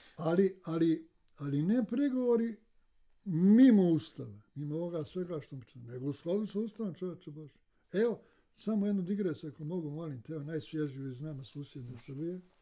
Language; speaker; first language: Serbian; native; Serbian